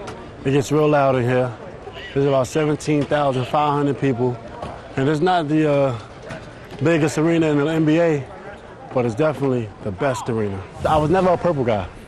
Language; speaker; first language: English; native; English